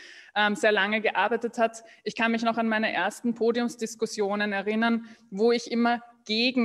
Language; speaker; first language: German; native; German